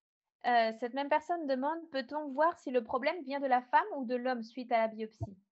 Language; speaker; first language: French; native; French